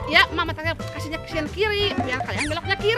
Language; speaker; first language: Indonesian; non-native, local second language; Sundanese